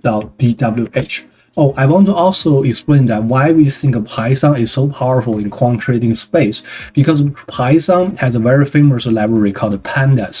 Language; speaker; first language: English; non-native, fluent; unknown